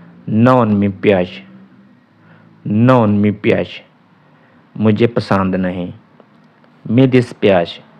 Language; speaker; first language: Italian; non-native, fluent; Urdu